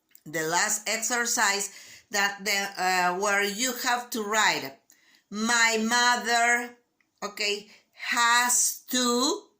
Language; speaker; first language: English; non-native, learner; Spanish